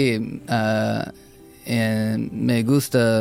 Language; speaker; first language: Spanish; non-native, learner; English